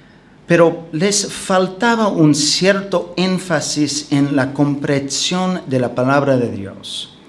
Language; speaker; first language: Spanish; non-native, fluent; English